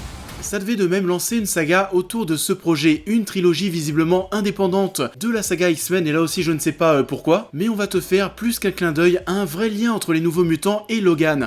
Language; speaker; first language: French; native; French